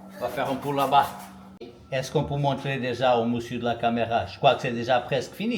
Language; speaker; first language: French; non-native, fluent; Portuguese